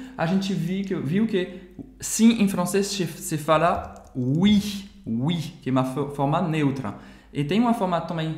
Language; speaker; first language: Portuguese; non-native, fluent; French